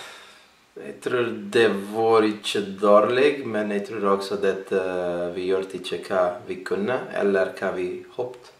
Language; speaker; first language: Norwegian; non-native, learner; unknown